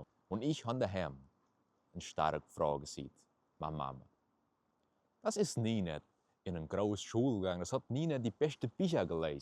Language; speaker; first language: German; early bilingual, heritage; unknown